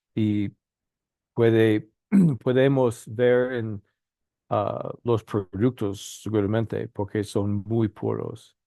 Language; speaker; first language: Spanish; non-native, learner; English